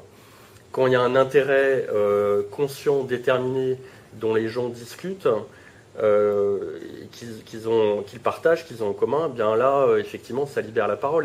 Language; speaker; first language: French; native; French